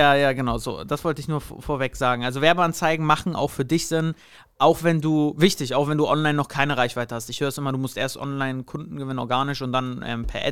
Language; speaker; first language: German; native; German